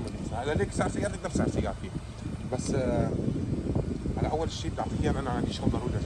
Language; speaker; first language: Arabic; native; Arabic